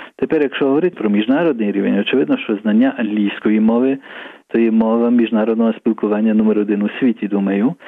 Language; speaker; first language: Ukrainian; early bilingual, heritage; Ukrainian